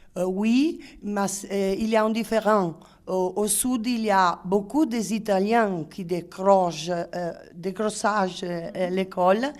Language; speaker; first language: French; non-native, learner; Italian